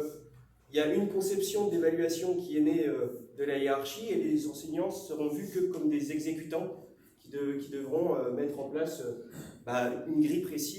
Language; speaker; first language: French; native; French